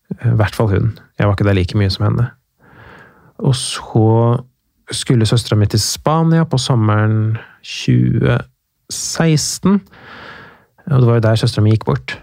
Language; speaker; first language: Norwegian; early bilingual, other home language; Persian